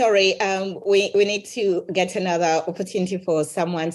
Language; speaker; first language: English; non-native, local second language; Ganda